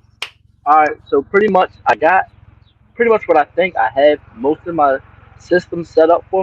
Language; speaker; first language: English; native; English